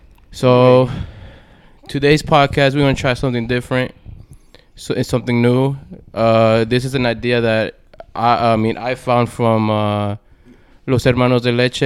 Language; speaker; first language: English; early bilingual, other home language; Spanish